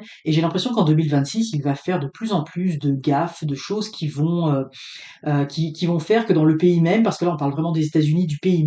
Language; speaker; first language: French; native; French